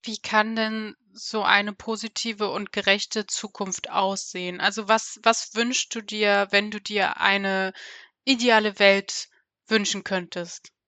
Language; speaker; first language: German; native; German